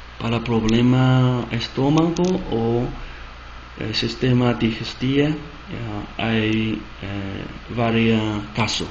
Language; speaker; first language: Spanish; non-native, learner; Chinese